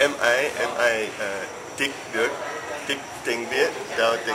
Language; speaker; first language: Vietnamese; non-native, learner; English